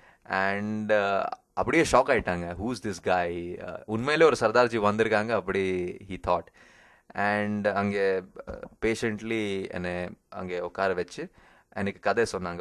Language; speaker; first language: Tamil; early bilingual, heritage; Tamil